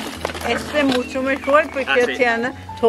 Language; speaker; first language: Spanish; non-native, learner; Norwegian